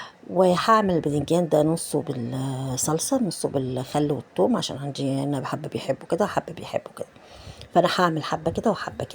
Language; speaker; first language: Arabic; native; Arabic